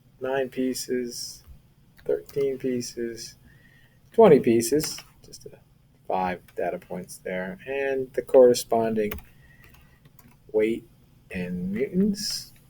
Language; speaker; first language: English; native; English